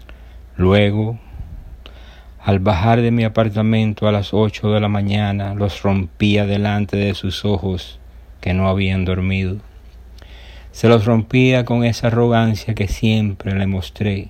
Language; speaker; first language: Spanish; native; Spanish